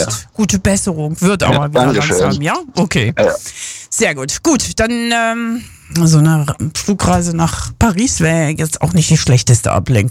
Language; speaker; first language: German; native; German